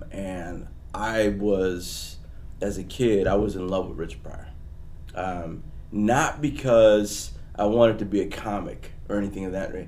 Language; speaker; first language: English; early bilingual, other home language; Spanish